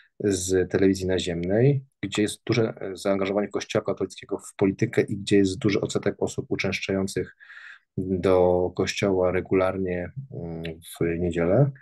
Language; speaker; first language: Polish; native; Polish